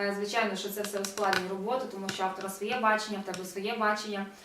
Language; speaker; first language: Ukrainian; native; Ukrainian